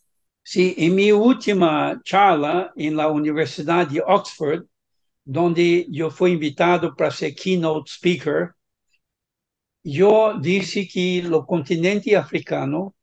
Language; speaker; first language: Spanish; non-native, fluent; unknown